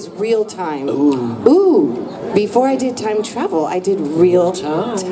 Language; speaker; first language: English; native; English